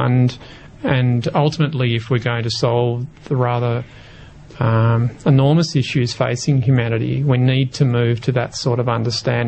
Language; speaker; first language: English; native; English